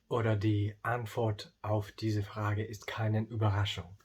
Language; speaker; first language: German; non-native, learner; English